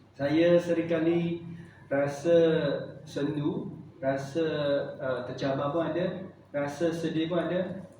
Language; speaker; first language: Malay; non-native, local second language; Chinese